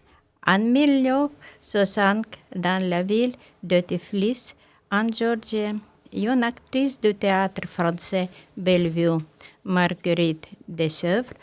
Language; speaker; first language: French; non-native, learner; Russian